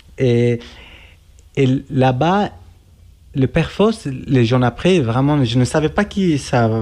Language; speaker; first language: French; non-native, learner; Kurdish